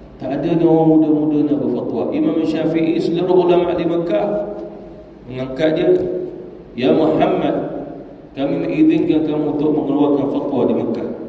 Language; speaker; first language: Malay; native; Malay